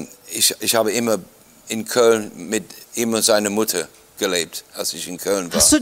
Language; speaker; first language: German; non-native, fluent; English